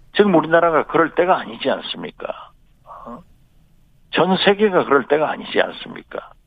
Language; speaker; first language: Korean; native; Korean